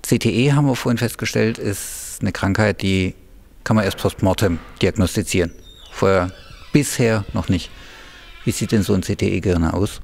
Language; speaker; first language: German; native; German